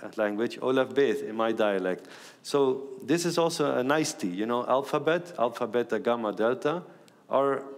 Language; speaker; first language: English; non-native, fluent; Aramaic